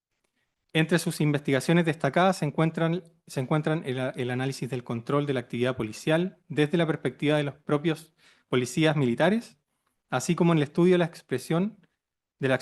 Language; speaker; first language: Spanish; native; Spanish